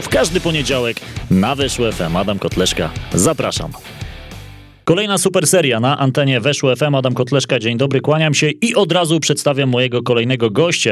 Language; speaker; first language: Polish; native; Polish